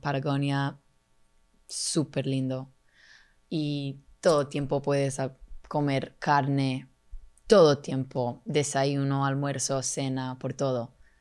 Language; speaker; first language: Spanish; non-native, learner; English